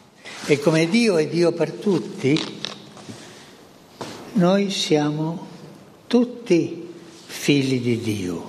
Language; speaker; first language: Italian; non-native, fluent; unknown